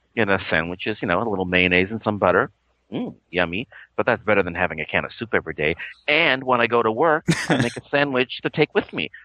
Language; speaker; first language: English; native; English